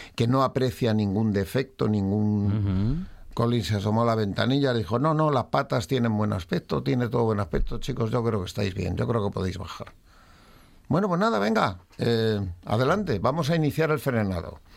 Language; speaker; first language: Spanish; native; Spanish